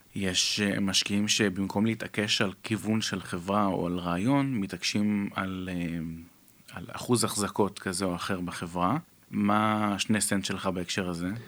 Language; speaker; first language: Hebrew; native; Hebrew